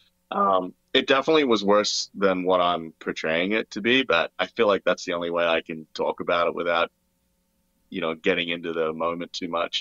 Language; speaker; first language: English; native; English